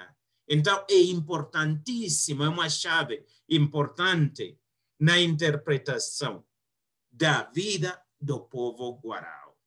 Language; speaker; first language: Portuguese; non-native, fluent; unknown